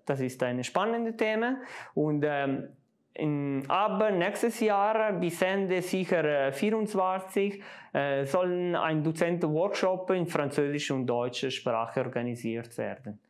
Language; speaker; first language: German; non-native, local second language; Italian